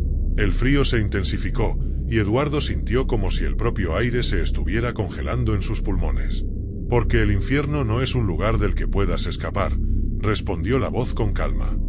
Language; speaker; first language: Spanish; native; Spanish